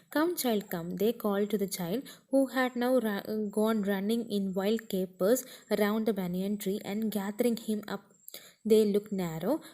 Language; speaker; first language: English; non-native, local second language; Malayalam